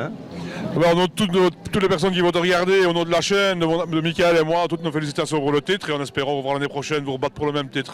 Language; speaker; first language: French; native; French